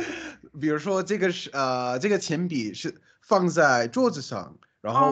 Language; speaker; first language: Chinese; non-native, learner; English